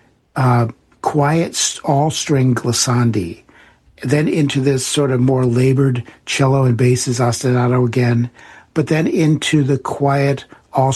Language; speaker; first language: English; native; English